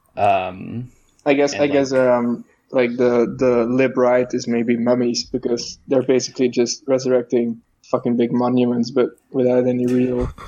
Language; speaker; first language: English; non-native, fluent; Dutch